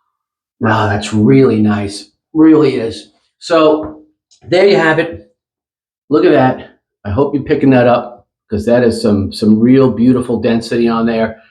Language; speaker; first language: English; native; English